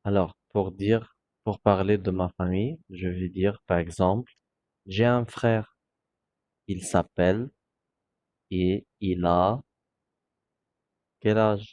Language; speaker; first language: French; non-native, fluent; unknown